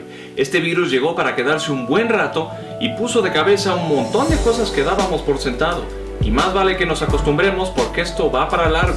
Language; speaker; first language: Spanish; native; Spanish